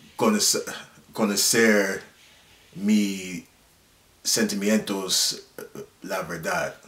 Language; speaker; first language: Spanish; non-native, learner; English